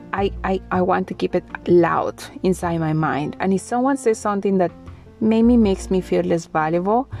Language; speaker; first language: English; non-native, fluent; Spanish